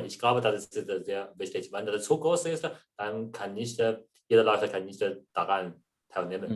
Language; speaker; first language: German; non-native, learner; Chinese